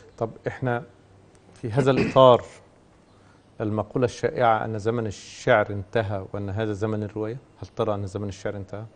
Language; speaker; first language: Arabic; native; Arabic